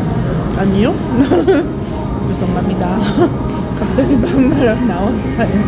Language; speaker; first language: Korean; non-native, fluent; English